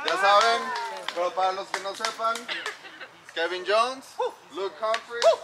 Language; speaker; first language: Spanish; native; Spanish